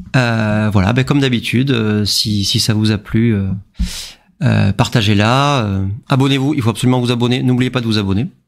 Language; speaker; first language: French; native; French